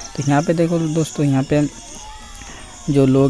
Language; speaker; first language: Hindi; non-native, local second language; Bangla